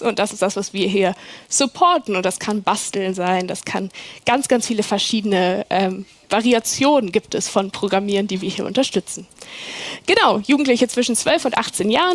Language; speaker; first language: German; native; German